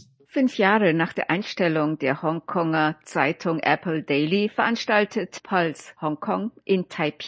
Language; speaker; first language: German; native; German